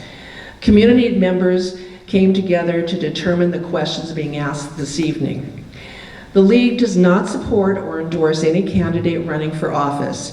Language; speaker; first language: English; native; English